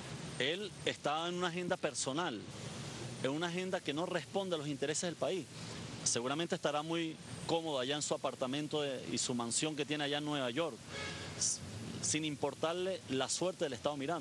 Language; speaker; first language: Spanish; native; Spanish